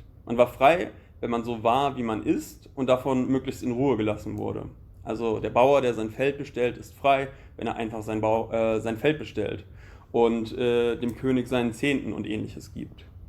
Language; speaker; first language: German; native; German